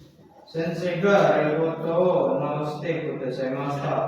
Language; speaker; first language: Japanese; non-native, learner; Indonesian